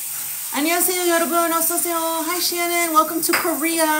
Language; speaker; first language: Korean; non-native, learner; English